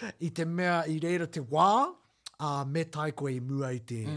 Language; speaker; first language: Māori; non-native, local second language; English